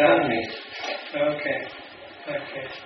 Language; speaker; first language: German; non-native, learner; Slovenian